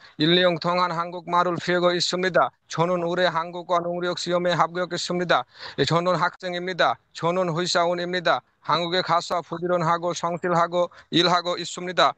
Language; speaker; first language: Korean; non-native, learner; Bangla